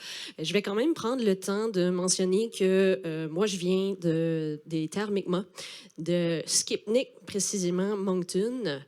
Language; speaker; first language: French; native; French